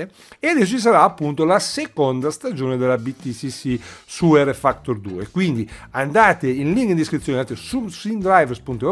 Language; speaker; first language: Italian; native; Italian